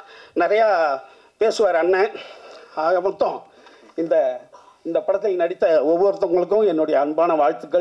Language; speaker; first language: Tamil; native; Tamil